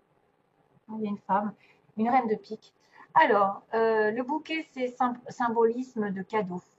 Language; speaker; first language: French; native; French